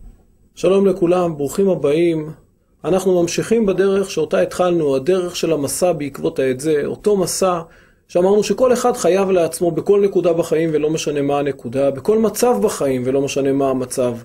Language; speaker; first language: Hebrew; native; Hebrew